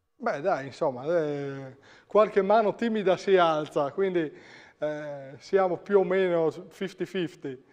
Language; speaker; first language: Italian; native; Italian